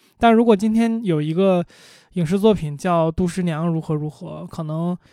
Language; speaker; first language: Chinese; native; Chinese